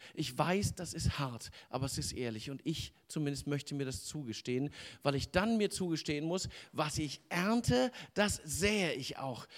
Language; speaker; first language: German; native; German